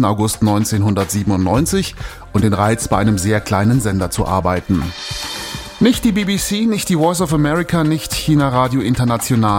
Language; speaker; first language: German; native; German